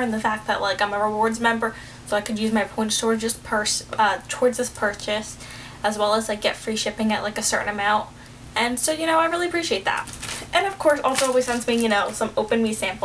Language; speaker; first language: English; native; English